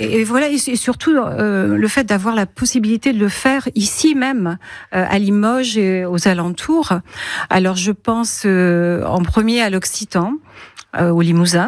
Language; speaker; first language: French; native; French